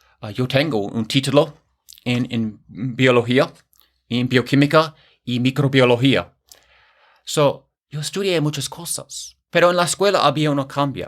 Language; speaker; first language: Spanish; non-native, fluent; English